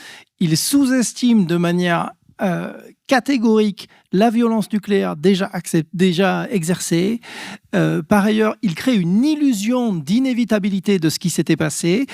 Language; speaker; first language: French; native; French